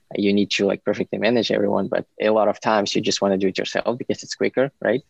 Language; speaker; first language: English; non-native, fluent; Ukrainian